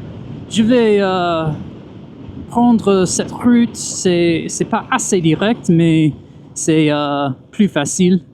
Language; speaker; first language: French; non-native, fluent; English